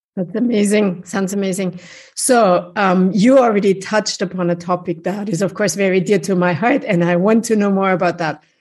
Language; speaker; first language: English; non-native, fluent; German